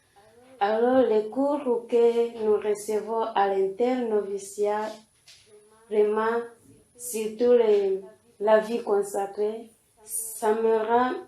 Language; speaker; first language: French; non-native, local second language; Kinyarwanda